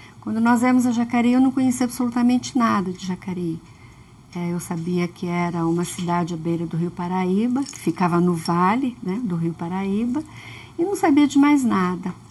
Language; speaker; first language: Portuguese; early bilingual, other home language; Russian